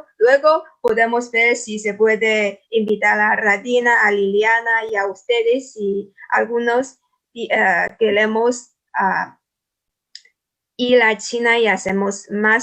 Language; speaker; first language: Spanish; non-native, fluent; Chinese